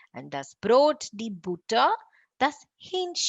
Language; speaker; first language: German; non-native, learner; Tamil